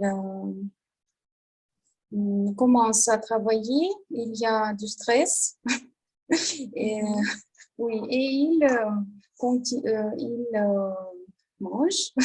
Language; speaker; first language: French; non-native, learner; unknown